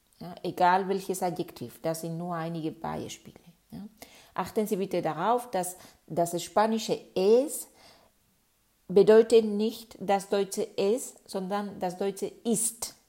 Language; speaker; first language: German; non-native, fluent; Spanish